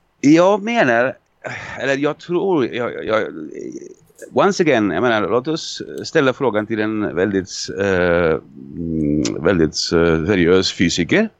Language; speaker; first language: Swedish; non-native, fluent; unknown